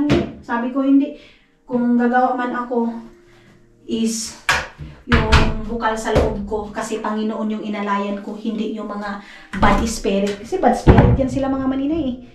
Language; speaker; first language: Filipino; non-native, local second language; Cebuano